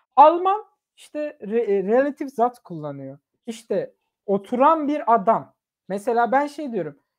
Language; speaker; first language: Turkish; early bilingual, other home language; German